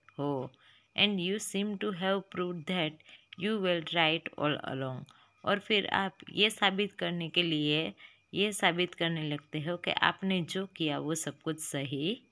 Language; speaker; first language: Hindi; non-native, local second language; Gujarati